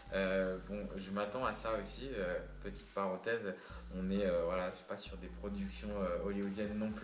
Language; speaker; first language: French; native; French